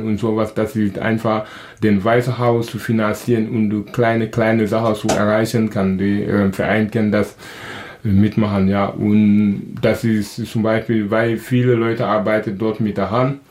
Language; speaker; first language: German; non-native, local second language; Wolof